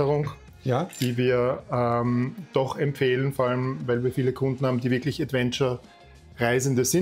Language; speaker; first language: German; native; German